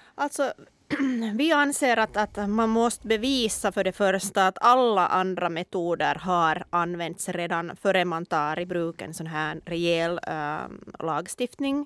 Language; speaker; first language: Swedish; non-native, local second language; Finnish